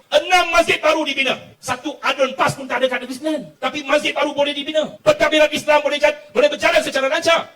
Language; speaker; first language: Malay; non-native, local second language; Chinese